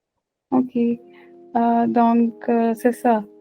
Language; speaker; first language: French; non-native, learner; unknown